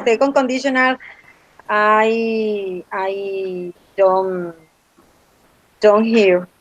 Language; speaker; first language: English; non-native, learner; Spanish